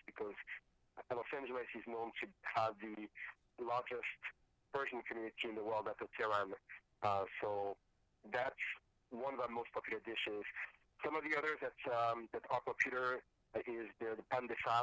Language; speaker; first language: English; non-native, fluent; French